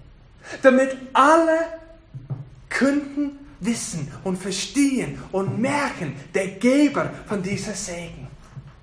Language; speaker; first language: German; non-native, fluent; English